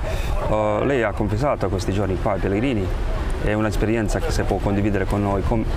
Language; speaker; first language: Italian; non-native, fluent; Croatian